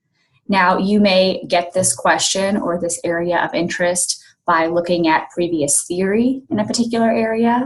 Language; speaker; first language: English; native; English